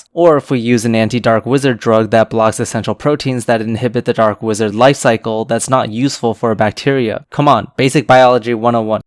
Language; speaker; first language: English; native; English